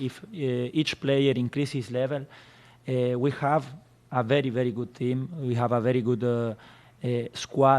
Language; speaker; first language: English; non-native, fluent; Spanish